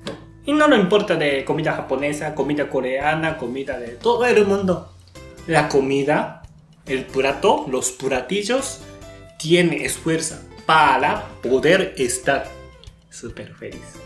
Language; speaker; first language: Spanish; non-native, learner; Japanese